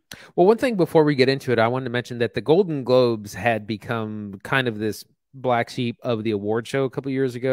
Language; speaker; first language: English; native; English